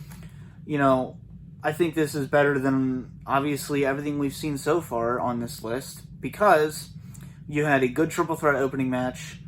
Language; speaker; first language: English; native; English